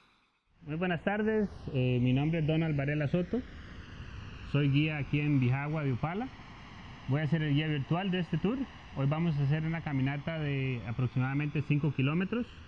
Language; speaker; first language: Spanish; native; Spanish